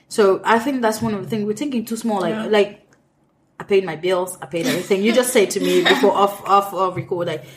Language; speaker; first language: English; non-native, local second language; French